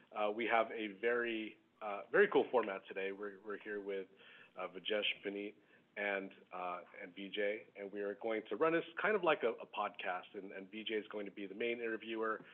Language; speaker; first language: English; native; English